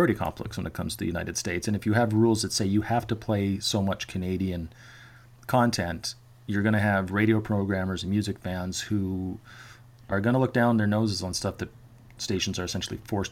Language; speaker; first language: English; native; English